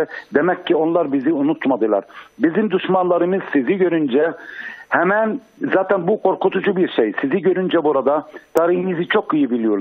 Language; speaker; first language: Turkish; non-native, fluent; Arabic